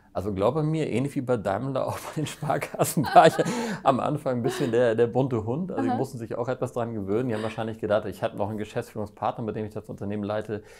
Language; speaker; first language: German; native; German